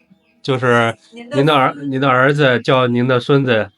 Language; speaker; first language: Chinese; native; Chinese